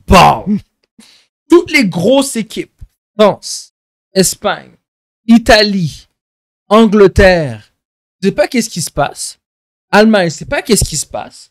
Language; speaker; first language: French; native; French